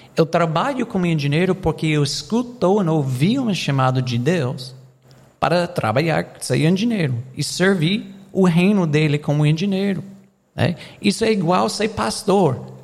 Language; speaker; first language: Portuguese; non-native, fluent; English